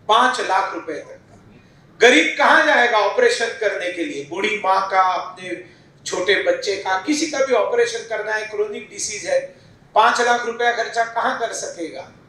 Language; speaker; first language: Hindi; non-native, local second language; Marathi